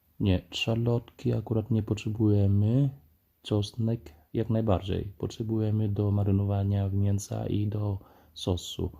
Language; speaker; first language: Polish; non-native, fluent; Vietnamese